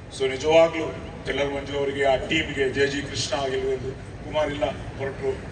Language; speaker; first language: Kannada; non-native, local second language; Telugu